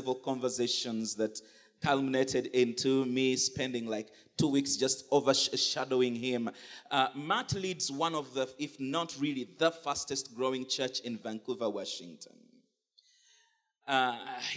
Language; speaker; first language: English; non-native, local second language; Ganda